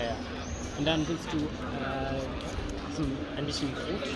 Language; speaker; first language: German; non-native, learner; English